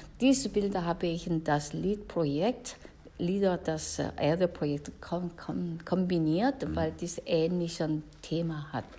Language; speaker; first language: German; non-native, fluent; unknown